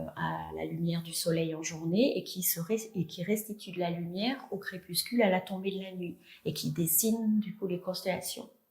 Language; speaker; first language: French; native; French